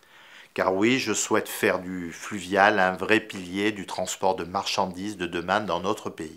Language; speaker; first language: French; native; French